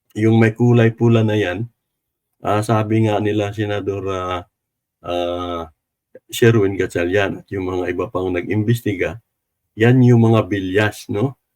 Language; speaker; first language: Filipino; non-native, local second language; Cebuano